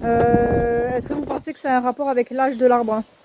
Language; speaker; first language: French; native; French